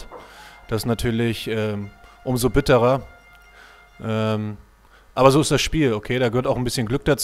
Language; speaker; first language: German; native; German